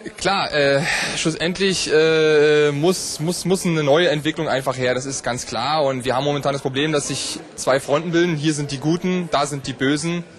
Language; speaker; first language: German; native; German